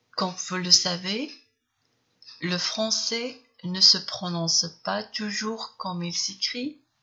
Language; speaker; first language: French; non-native, local second language; Arabic